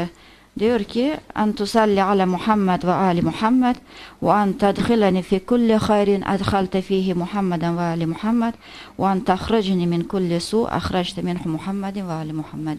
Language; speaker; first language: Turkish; non-native, fluent; Azerbaijani